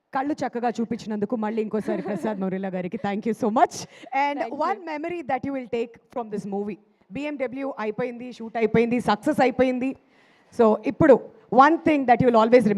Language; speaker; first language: Telugu; native; Telugu